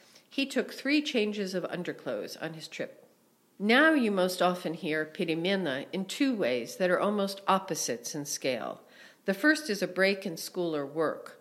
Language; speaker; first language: English; native; English